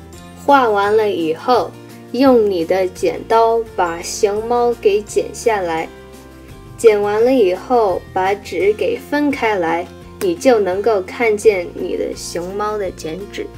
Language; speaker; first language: Chinese; non-native, learner; English